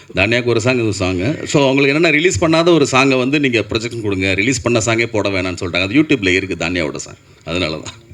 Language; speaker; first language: Tamil; native; Tamil